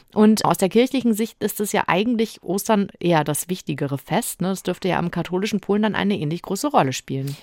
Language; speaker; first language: German; native; German